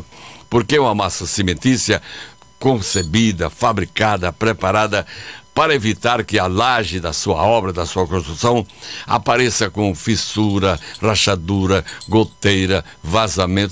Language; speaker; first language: Portuguese; native; Portuguese